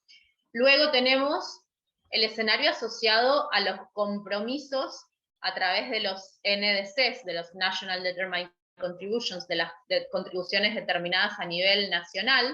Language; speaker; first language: Spanish; native; Spanish